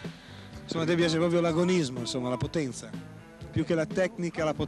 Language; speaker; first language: Italian; native; Italian